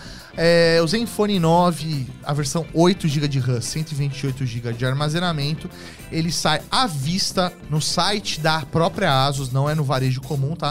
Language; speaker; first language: Portuguese; native; Portuguese